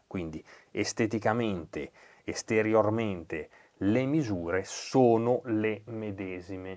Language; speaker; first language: Italian; native; Italian